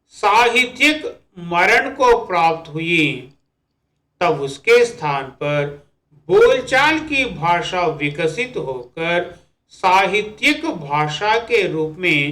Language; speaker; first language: Hindi; non-native, local second language; Telugu